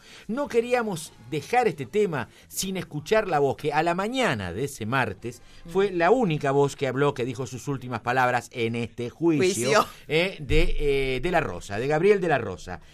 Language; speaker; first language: Spanish; native; Spanish